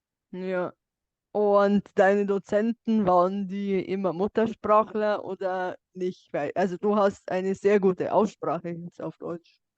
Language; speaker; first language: German; non-native, fluent; Bulgarian